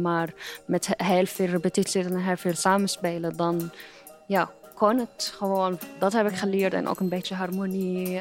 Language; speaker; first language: Dutch; non-native, fluent; Arabic